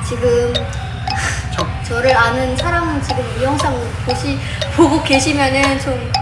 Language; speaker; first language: Korean; non-native, fluent; Indonesian